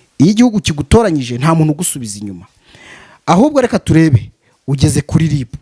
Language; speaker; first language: Kinyarwanda; native; Kinyarwanda